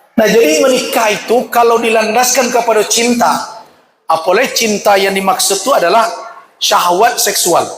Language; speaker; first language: Malay; non-native, local second language; Minangkabau